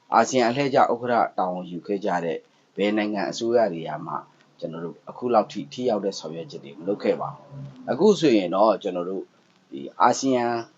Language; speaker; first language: Burmese; non-native, local second language; Pa'o Karen